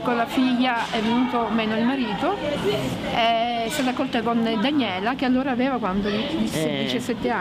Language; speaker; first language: Italian; native; Italian